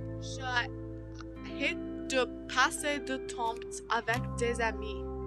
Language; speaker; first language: French; non-native, learner; English